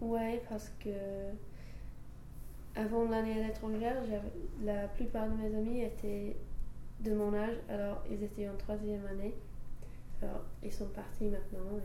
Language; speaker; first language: French; non-native, fluent; English